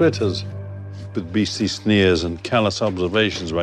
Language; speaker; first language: English; native; English